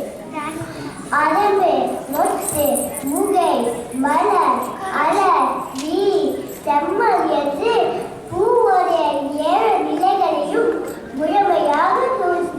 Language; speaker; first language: Tamil; early bilingual, heritage; Tamil